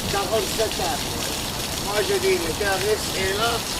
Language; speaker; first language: French; non-native, learner; Arabic